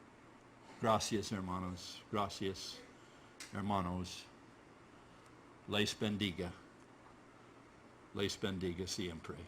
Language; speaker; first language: Spanish; non-native, learner; English